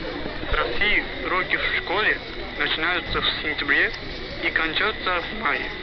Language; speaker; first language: Russian; non-native, learner; Japanese